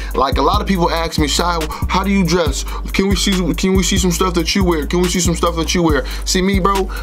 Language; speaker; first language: English; native; English